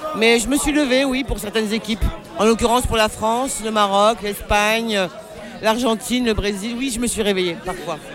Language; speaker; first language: French; non-native, local second language; Arabic